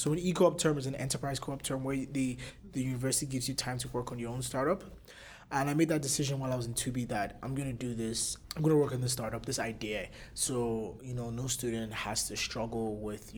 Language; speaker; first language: English; non-native, local second language; Yoruba